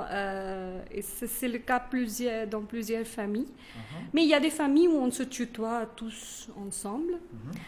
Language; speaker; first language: French; non-native, fluent; Kannada